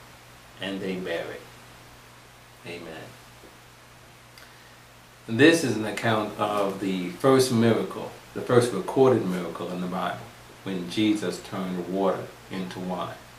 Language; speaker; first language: English; native; English